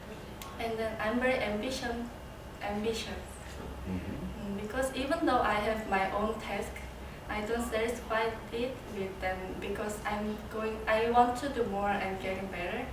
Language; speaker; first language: English; non-native, learner; Korean